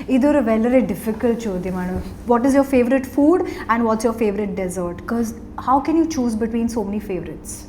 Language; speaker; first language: Malayalam; early bilingual, heritage; English